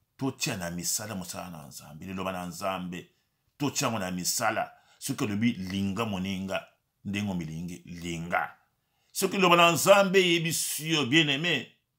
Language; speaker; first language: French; non-native, local second language; Lingala